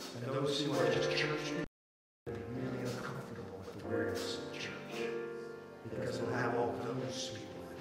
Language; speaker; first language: English; early bilingual, other home language; Korean